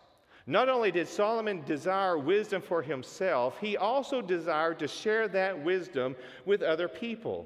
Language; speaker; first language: English; native; English